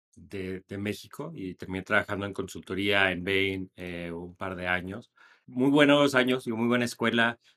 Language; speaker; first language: Spanish; native; Spanish